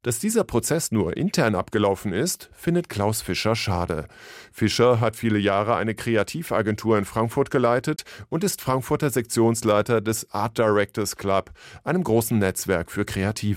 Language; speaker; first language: German; native; German